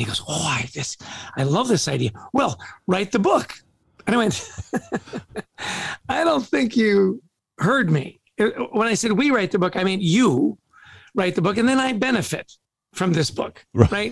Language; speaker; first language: English; native; English